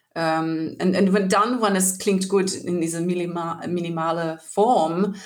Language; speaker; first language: German; non-native, learner; English